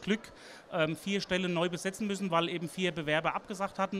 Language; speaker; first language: German; native; German